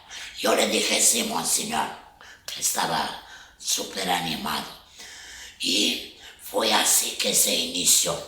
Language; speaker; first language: Spanish; non-native, fluent; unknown